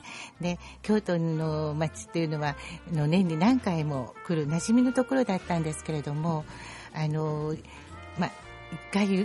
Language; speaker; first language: Japanese; native; Japanese